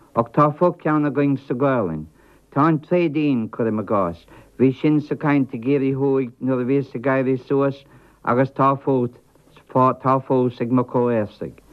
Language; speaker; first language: Irish; non-native, local second language; English